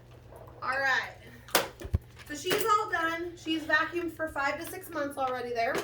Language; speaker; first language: English; native; English